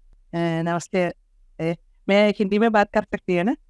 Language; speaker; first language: Hindi; non-native, local second language; Malayalam